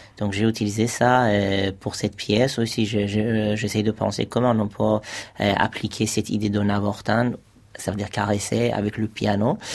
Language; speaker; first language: French; non-native, fluent; Persian